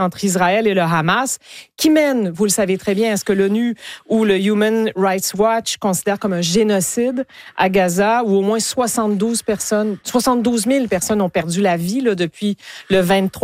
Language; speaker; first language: French; native; French